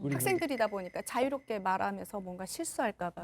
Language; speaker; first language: Korean; native; Korean